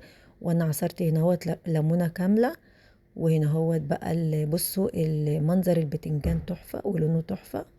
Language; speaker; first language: Arabic; native; Arabic